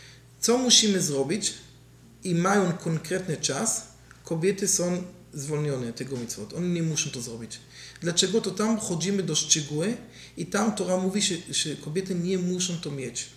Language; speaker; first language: Polish; non-native, learner; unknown